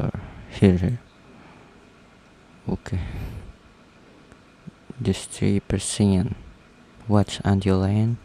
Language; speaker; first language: English; non-native, learner; Indonesian